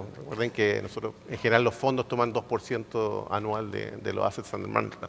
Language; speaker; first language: Spanish; native; Spanish